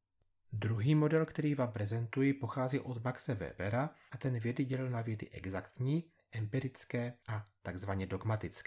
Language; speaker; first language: Czech; native; Czech